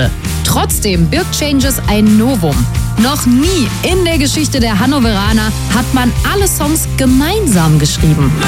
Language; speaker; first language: German; native; German